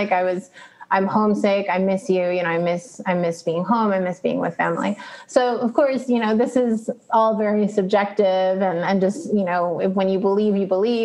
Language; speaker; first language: English; early bilingual, other home language; Spanish